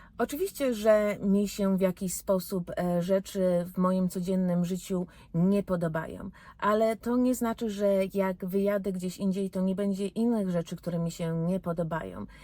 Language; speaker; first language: Polish; early bilingual, heritage; Polish